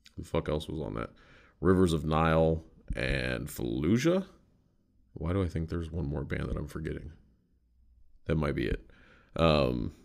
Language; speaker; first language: English; native; English